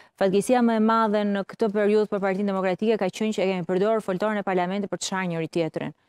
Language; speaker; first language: Albanian; native; Albanian